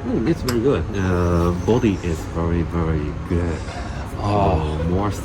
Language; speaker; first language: English; non-native, learner; Japanese